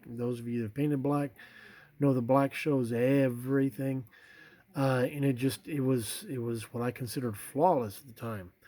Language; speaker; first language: English; native; English